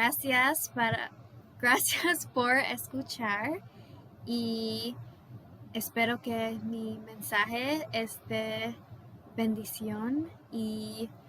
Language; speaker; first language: Spanish; early bilingual, heritage; Spanish